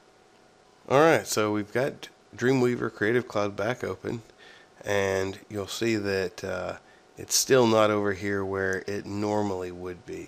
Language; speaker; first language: English; native; English